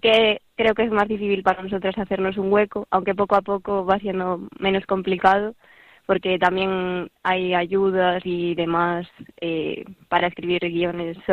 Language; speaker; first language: Spanish; native; Spanish